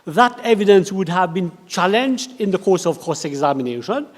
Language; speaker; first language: English; non-native, local second language; Morisyen